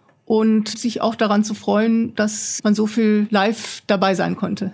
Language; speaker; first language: German; native; German